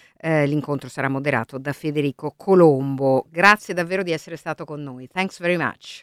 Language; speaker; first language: Italian; native; Italian